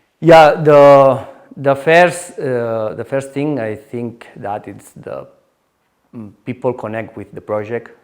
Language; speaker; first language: English; non-native, learner; Spanish